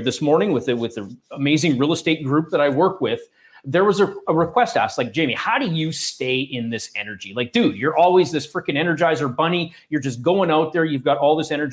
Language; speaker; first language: English; native; English